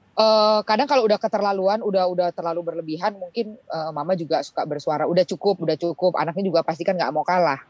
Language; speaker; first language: Indonesian; native; Indonesian